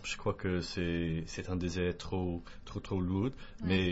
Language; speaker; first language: French; non-native, fluent; English